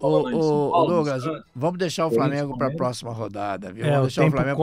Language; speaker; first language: Portuguese; native; Portuguese